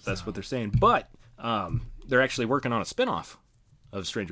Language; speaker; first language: English; native; English